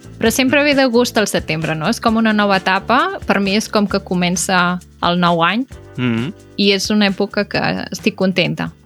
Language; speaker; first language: Catalan; native; Catalan